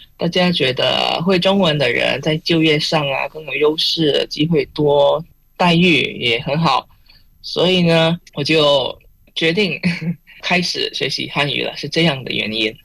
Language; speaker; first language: Chinese; non-native, fluent; Indonesian